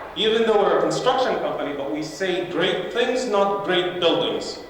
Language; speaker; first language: English; non-native, local second language; Arabic